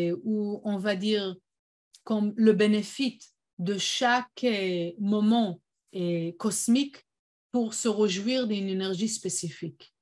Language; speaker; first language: French; non-native, fluent; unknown